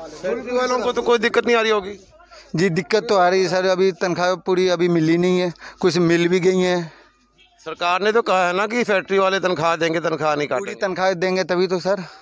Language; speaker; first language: Hindi; native; Hindi